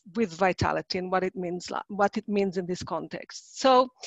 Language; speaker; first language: English; non-native, fluent; Hebrew